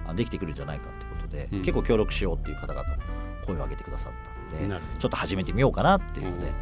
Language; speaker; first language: Japanese; native; Japanese